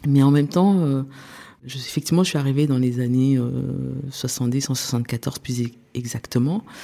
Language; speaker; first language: French; early bilingual, other home language; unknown